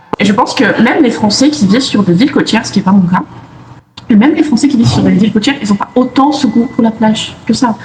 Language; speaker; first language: French; native; French